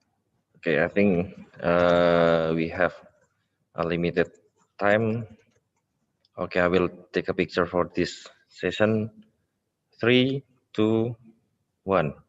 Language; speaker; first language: English; non-native, local second language; Indonesian